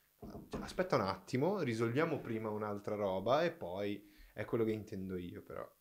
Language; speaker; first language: Italian; non-native, fluent; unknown